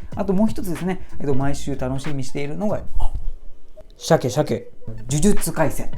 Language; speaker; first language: Japanese; non-native, fluent; Malay